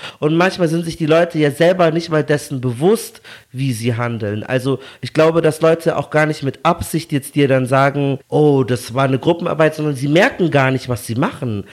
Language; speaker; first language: German; early bilingual, other home language; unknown